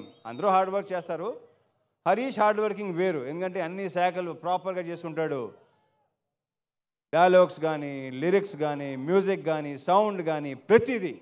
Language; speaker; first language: Telugu; native; Telugu